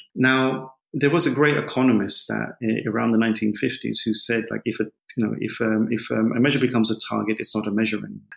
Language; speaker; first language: English; native; English